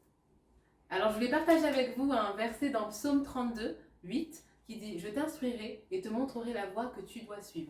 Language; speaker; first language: French; native; French